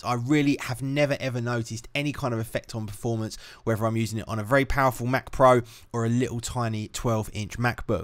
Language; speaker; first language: English; native; English